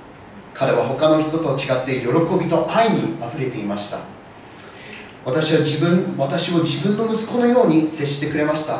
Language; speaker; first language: Japanese; early bilingual, other home language; English